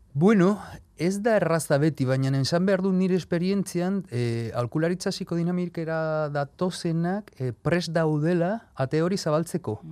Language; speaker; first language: Basque; non-native, local second language; Spanish